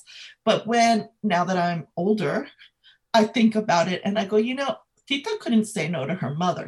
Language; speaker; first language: English; native; English